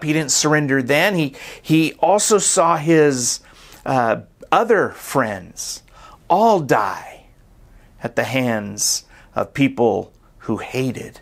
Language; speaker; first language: English; native; English